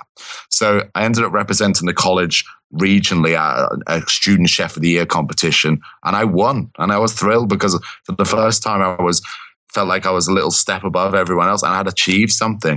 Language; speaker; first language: English; native; English